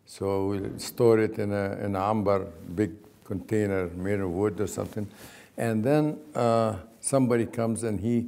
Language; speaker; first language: English; non-native, fluent; Arabic